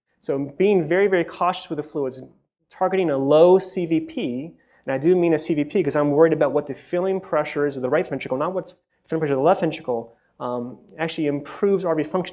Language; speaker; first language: English; native; English